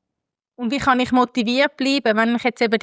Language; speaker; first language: German; native; German